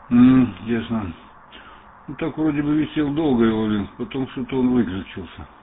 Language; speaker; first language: Russian; native; Russian